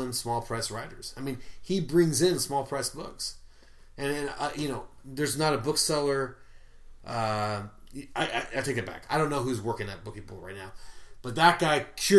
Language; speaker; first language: English; native; English